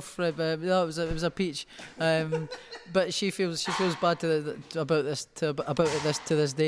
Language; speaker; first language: English; native; English